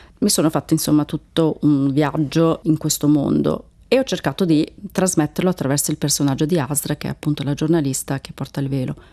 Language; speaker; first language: Italian; early bilingual, other home language; Turkish